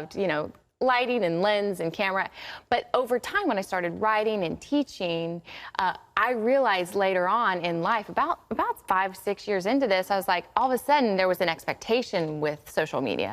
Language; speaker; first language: English; native; English